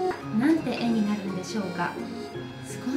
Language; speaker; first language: Japanese; native; Japanese